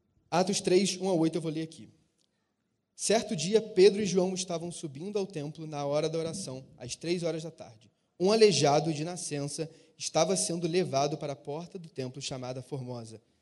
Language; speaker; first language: Portuguese; native; Portuguese